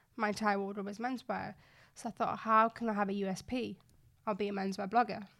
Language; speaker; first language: English; native; English